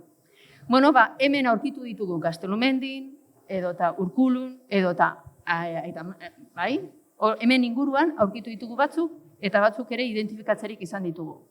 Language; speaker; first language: Basque; native; Basque